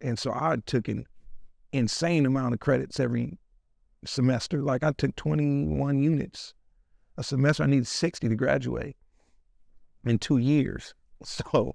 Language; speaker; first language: English; native; English